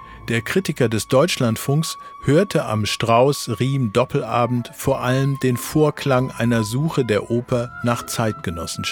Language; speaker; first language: German; native; German